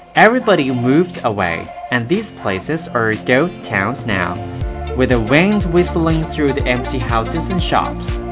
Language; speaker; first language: English; non-native, fluent; Chinese